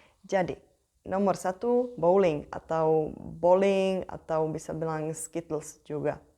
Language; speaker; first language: Indonesian; non-native, fluent; Czech